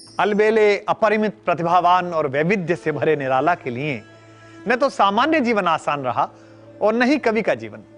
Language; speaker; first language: Hindi; native; Hindi